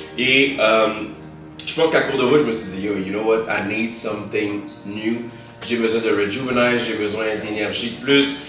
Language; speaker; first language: French; early bilingual, other home language; Haitian Creole